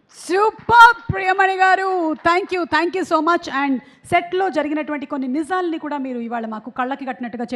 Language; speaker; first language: Telugu; native; Telugu